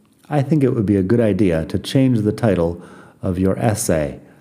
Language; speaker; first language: English; native; English